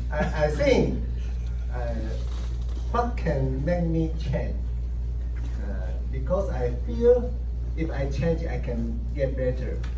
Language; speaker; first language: English; non-native, learner; Chinese